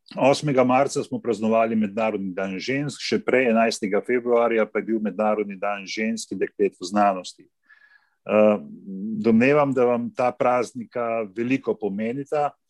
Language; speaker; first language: Slovenian; native; Slovenian